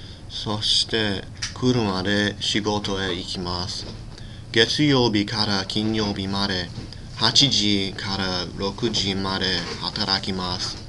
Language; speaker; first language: Japanese; non-native, learner; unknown